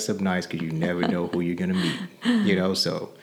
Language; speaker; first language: English; non-native, local second language; Yoruba